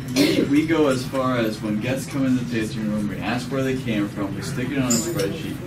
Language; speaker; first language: English; non-native, fluent; Danish